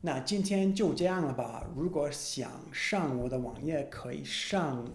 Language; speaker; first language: Chinese; non-native, fluent; English